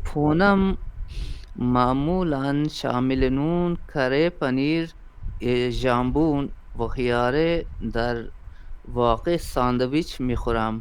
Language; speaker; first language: Persian; non-native, learner; Urdu